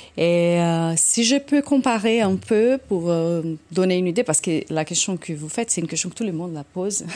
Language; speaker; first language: French; non-native, fluent; Portuguese